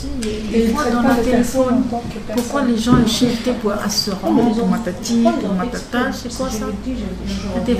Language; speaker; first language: French; non-native, learner; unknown